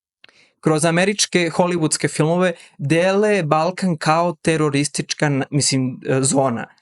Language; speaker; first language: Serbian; early bilingual, heritage; Serbian